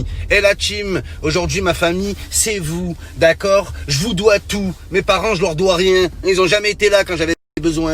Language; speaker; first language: French; native; French